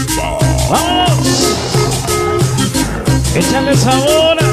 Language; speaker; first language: Spanish; native; Spanish